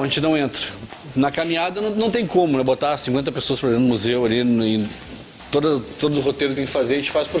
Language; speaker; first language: Portuguese; native; Portuguese